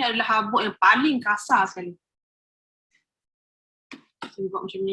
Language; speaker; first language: Malay; native; Malay